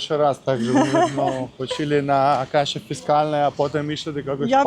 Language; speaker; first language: Polish; non-native, learner; Russian